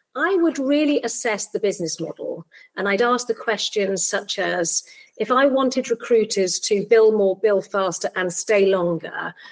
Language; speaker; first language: English; native; English